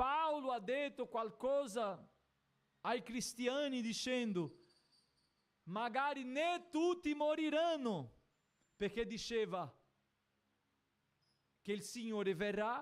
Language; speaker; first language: Italian; non-native, fluent; Portuguese